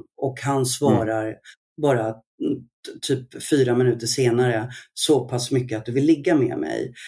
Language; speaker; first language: Swedish; early bilingual, other home language; Arabic